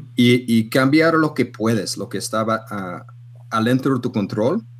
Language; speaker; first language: Spanish; non-native, fluent; English